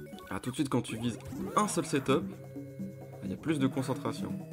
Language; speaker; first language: French; native; French